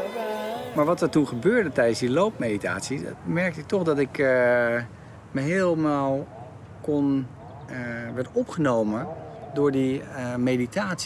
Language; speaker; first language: Dutch; native; Dutch